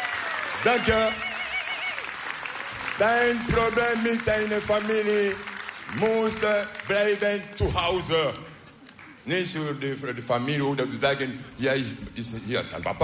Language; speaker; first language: Dutch; non-native, learner; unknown